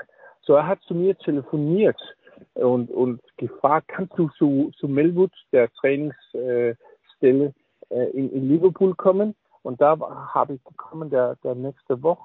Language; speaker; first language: German; non-native, learner; Danish